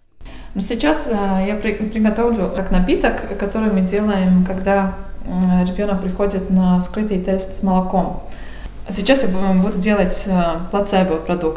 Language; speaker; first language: Russian; non-native, local second language; Latvian